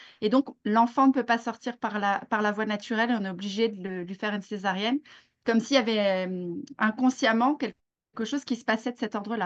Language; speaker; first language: French; native; French